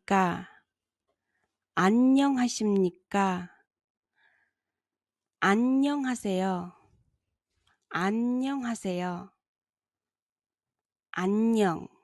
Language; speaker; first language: Korean; non-native, fluent; Mongolian